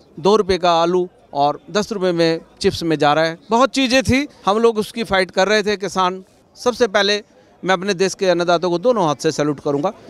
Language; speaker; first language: Hindi; native; Hindi